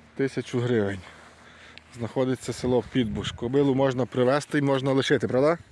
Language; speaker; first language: Ukrainian; native; Ukrainian